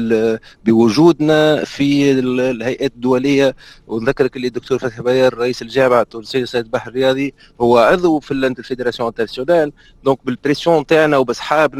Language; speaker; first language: Arabic; native; Arabic